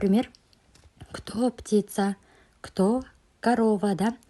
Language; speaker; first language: Russian; non-native, local second language; Kazakh